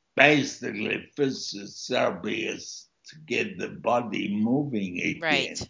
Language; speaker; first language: English; early bilingual, other home language; German